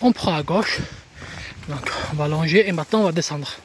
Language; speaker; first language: French; native; French